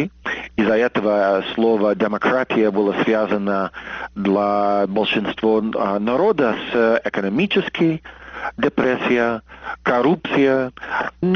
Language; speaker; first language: Russian; non-native, fluent; English